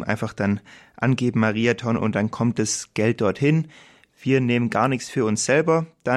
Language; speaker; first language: German; native; German